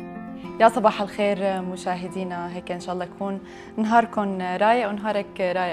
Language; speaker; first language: Arabic; native; Arabic